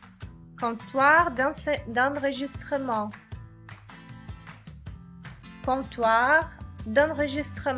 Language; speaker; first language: French; non-native, fluent; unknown